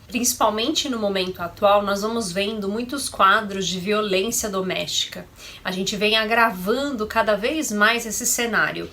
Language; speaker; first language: Portuguese; native; Portuguese